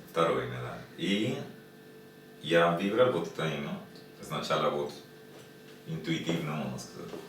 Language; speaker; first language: Russian; non-native, learner; Spanish